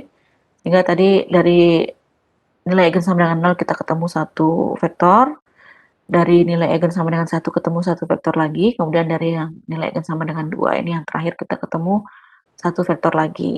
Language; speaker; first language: Indonesian; native; Indonesian